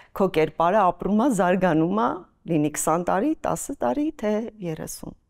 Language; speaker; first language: Armenian; native; Armenian